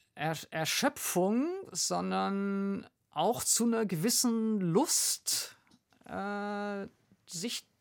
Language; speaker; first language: German; native; German